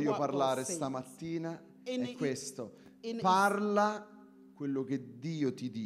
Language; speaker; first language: Italian; native; Italian